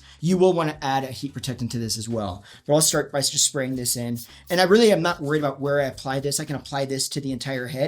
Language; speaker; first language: English; native; English